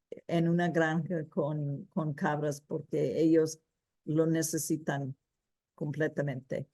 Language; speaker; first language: Spanish; early bilingual, heritage; Spanish